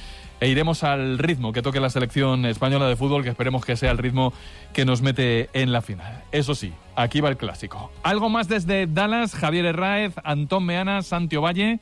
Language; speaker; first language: Spanish; native; Spanish